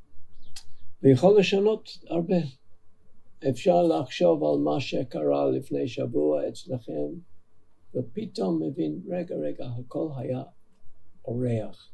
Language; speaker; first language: Hebrew; non-native, fluent; English